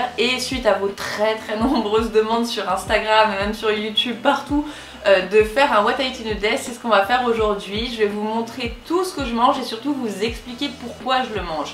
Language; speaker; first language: French; native; French